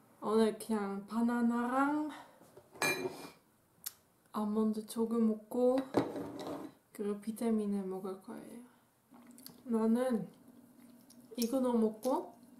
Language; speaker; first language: Korean; non-native, learner; Dutch